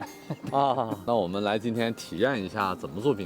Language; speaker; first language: Chinese; native; Chinese